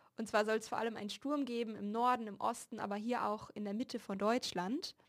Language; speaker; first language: German; native; German